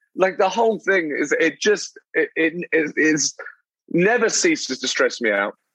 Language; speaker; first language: English; native; English